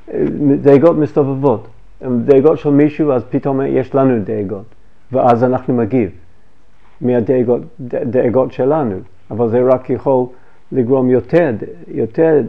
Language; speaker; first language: Hebrew; non-native, fluent; English